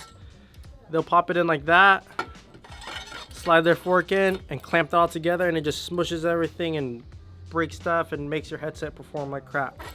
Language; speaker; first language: English; native; English